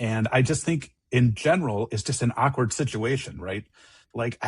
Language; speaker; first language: English; native; English